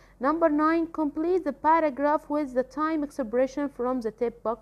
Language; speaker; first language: English; non-native, fluent; Arabic